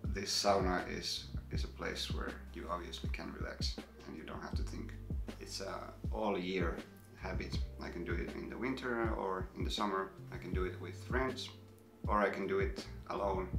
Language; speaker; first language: English; non-native, fluent; Finnish